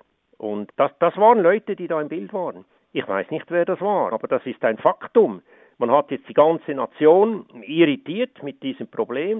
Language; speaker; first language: German; native; German